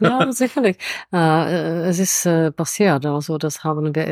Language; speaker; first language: German; non-native, fluent; Czech